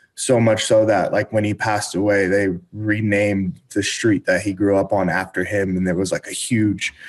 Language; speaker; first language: English; native; English